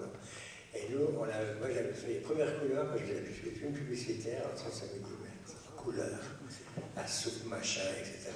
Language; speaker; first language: French; native; French